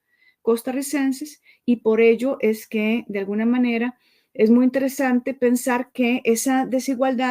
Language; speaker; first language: Spanish; native; Spanish